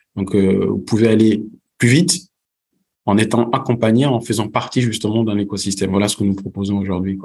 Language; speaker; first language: French; early bilingual, other home language; Fula